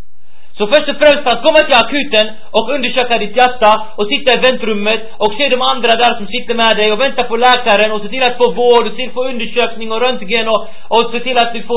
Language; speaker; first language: Swedish; early bilingual, other home language; Arabic